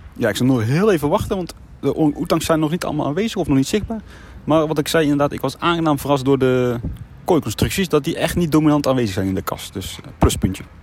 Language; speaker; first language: Dutch; native; Dutch